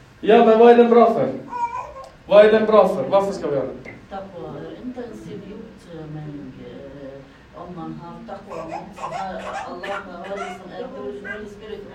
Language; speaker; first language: Swedish; non-native, fluent; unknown